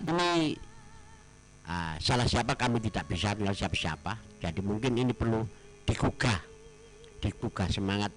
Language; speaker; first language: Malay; non-native, local second language; Javanese